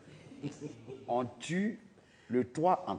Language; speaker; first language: French; non-native, local second language; Dyula